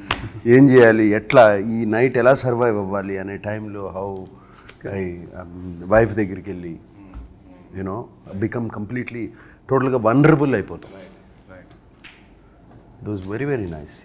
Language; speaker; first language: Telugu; native; Telugu